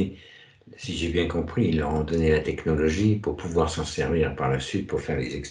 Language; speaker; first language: French; native; French